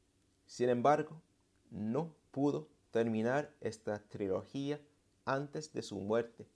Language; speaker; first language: Spanish; non-native, fluent; English